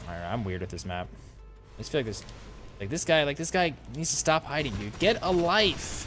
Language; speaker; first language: English; native; English